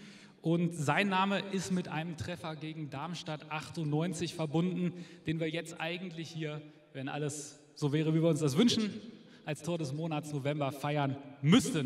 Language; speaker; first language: German; native; German